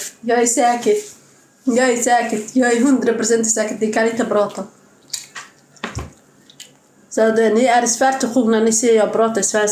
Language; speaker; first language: Swedish; non-native, learner; Somali